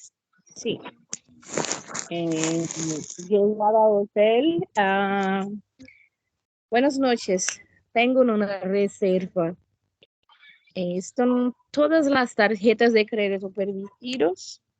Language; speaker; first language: Spanish; non-native, learner; Portuguese